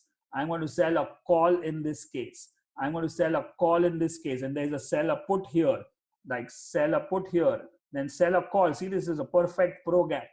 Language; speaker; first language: English; non-native, local second language; Hindi